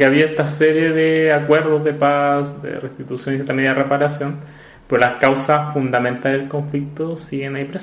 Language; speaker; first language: Spanish; native; Spanish